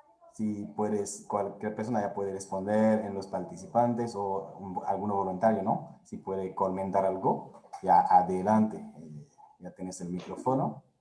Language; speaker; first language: Spanish; non-native, fluent; Haitian Creole